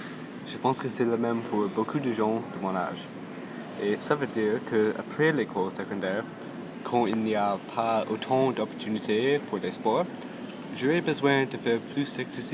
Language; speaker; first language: French; non-native, local second language; English